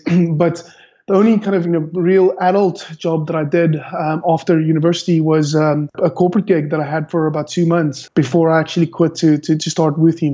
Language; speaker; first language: English; native; English